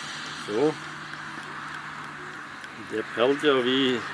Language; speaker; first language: German; native; German